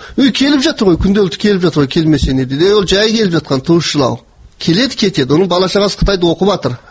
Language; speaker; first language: Kazakh; native; Kazakh